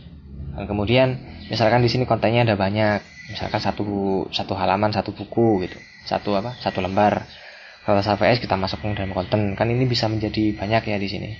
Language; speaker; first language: Indonesian; native; Indonesian